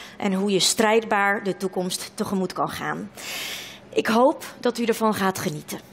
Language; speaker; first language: Dutch; early bilingual, other home language; Russian